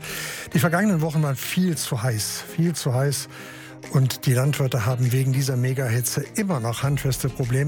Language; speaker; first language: German; native; German